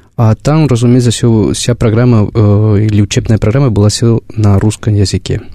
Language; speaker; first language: Russian; non-native, fluent; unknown